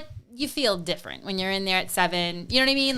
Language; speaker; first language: English; native; English